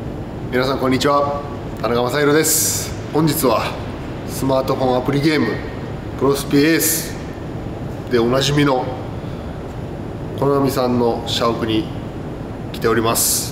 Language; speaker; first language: Japanese; native; Japanese